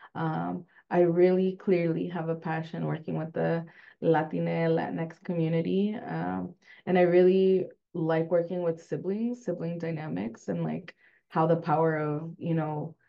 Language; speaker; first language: English; early bilingual, other home language; Spanish